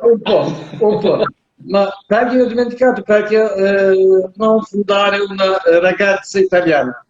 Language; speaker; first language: Italian; non-native, learner; Turkish